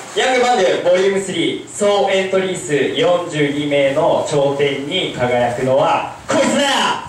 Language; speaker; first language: Japanese; native; Japanese